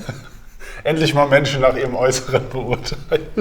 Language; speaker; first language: German; native; German